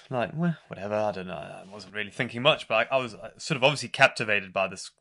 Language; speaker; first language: English; native; English